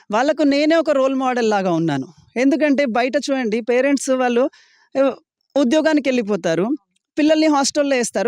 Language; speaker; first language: Telugu; native; Telugu